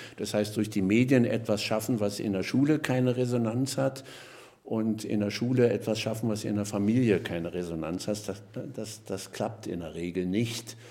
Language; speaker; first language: German; native; German